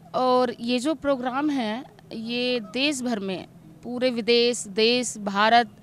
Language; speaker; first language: Hindi; native; Hindi